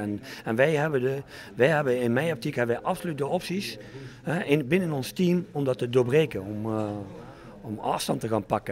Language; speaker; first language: Dutch; native; Dutch